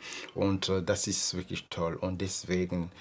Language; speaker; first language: German; non-native, fluent; Lingala